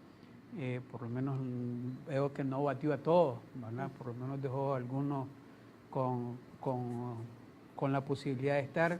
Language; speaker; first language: Spanish; native; Spanish